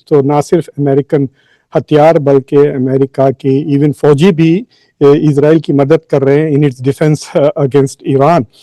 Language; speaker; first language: Urdu; native; Urdu